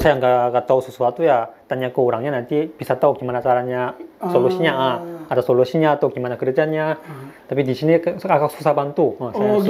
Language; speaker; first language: Indonesian; non-native, fluent; Korean